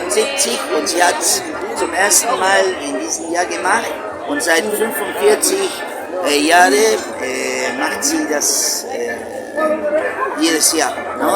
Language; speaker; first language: German; early bilingual, heritage; Spanish